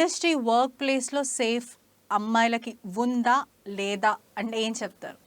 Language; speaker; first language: Telugu; native; Telugu